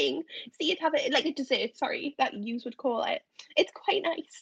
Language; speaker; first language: English; native; English